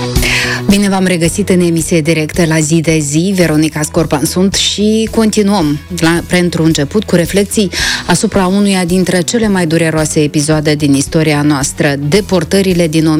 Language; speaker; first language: Romanian; native; Romanian